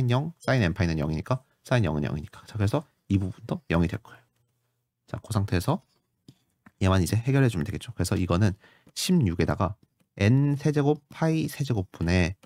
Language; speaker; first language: Korean; native; Korean